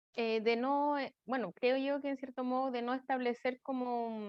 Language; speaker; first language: Spanish; native; Spanish